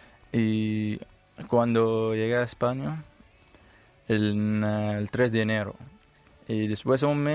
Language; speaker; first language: Spanish; non-native, learner; Arabic